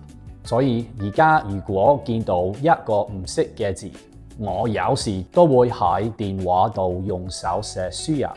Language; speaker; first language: Cantonese; non-native, fluent; English